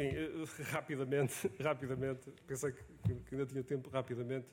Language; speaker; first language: Portuguese; native; Portuguese